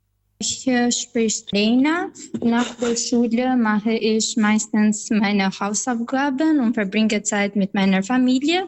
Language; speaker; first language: German; non-native, fluent; Albanian